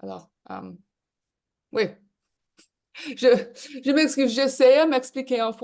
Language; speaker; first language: French; non-native, local second language; English